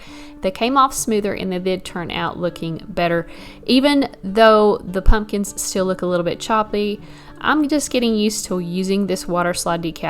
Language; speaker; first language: English; native; English